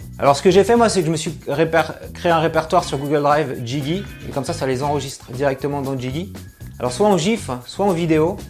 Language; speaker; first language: French; native; French